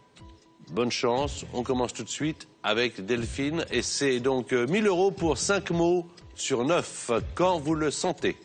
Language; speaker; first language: French; native; French